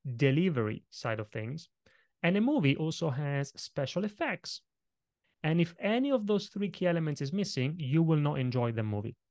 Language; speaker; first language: English; non-native, fluent; Italian